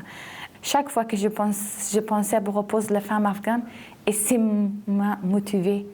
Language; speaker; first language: French; non-native, learner; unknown